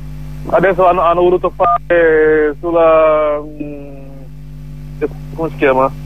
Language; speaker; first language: Italian; non-native, learner; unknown